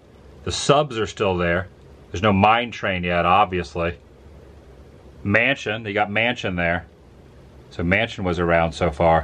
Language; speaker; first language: English; native; English